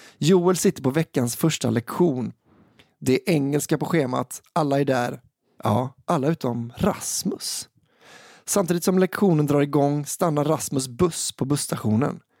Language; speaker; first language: Swedish; native; Swedish